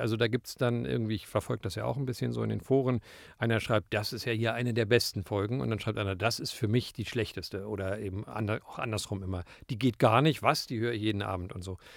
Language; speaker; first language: German; native; German